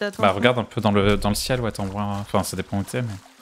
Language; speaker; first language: French; native; French